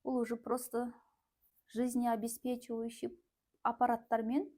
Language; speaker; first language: Russian; non-native, local second language; Kazakh